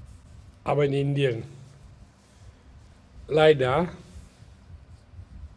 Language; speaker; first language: German; non-native, learner; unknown